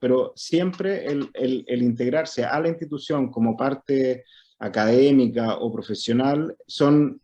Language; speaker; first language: Spanish; native; Spanish